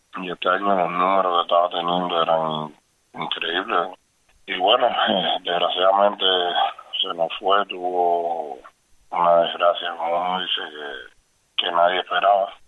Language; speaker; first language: Spanish; native; Spanish